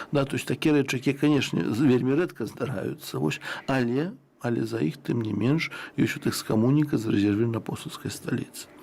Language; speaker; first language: Belarusian; native; Belarusian